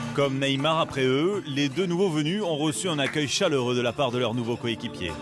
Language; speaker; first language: French; native; French